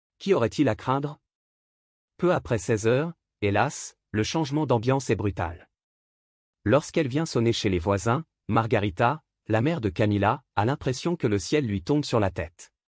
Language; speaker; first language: French; native; French